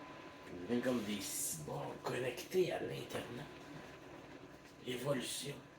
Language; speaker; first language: French; native; French